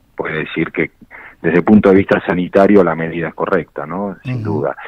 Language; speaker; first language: Spanish; native; Spanish